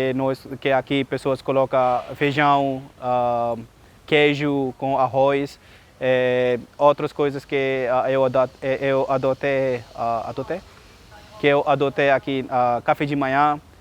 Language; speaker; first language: Portuguese; non-native, learner; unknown